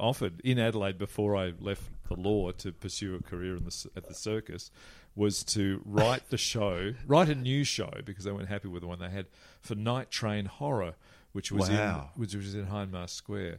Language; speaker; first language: English; native; English